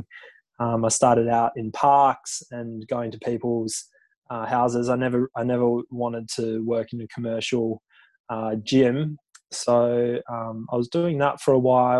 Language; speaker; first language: English; native; English